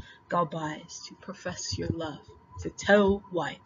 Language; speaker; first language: English; native; English